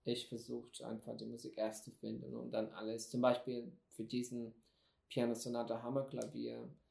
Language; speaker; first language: German; non-native, fluent; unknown